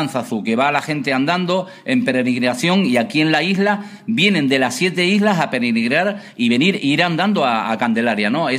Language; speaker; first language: Spanish; native; Spanish